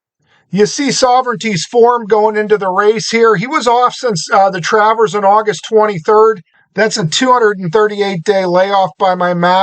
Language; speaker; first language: English; native; English